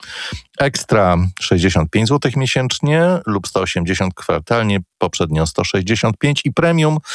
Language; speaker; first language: Polish; native; Polish